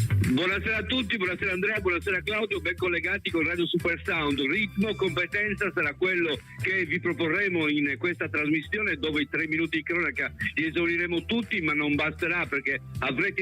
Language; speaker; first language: Italian; native; Italian